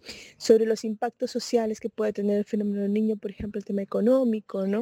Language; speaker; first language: Spanish; native; Spanish